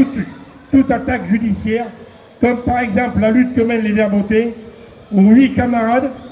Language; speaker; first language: French; native; French